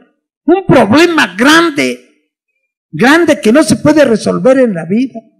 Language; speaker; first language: Spanish; native; Spanish